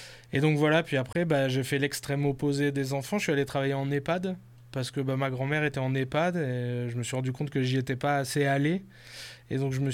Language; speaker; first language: French; native; French